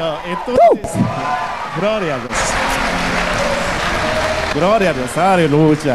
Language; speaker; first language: Portuguese; non-native, learner; Haitian Creole